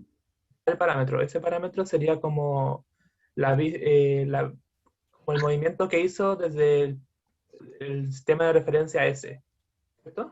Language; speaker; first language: Spanish; native; Spanish